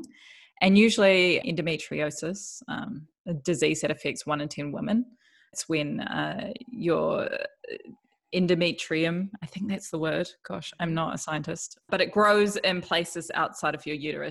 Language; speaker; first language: English; native; English